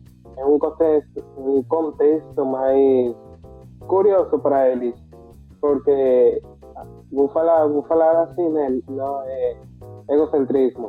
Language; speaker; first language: Portuguese; non-native, fluent; Spanish